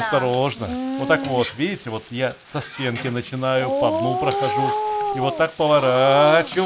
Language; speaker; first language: Russian; native; Russian